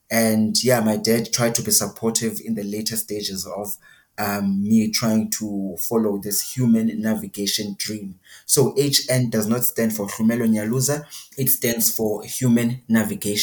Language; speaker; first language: English; non-native, local second language; Xhosa